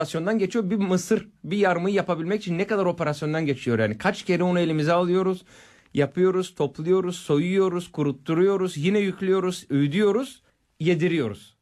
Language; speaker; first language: Turkish; non-native, fluent; Bulgarian